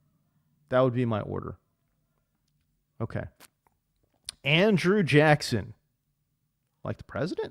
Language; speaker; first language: English; native; English